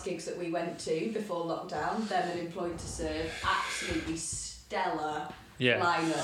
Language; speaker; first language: English; native; English